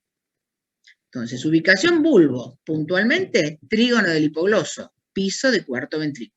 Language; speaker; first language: Spanish; native; Spanish